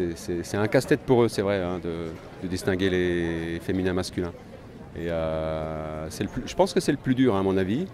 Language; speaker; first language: French; native; French